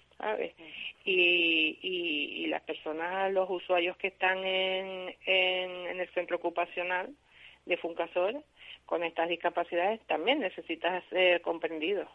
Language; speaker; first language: Spanish; native; Spanish